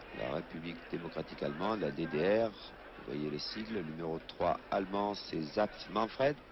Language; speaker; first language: French; native; French